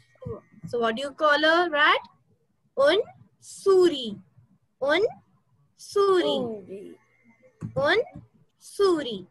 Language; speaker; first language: French; non-native, learner; Hindi